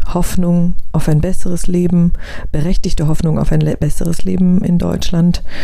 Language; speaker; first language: German; native; German